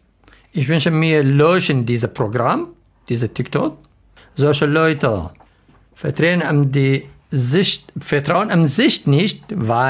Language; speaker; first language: German; non-native, learner; Arabic